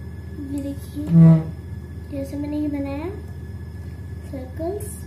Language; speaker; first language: Hindi; native; Hindi